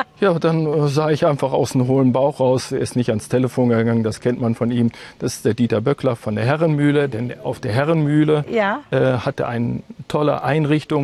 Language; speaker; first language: German; native; German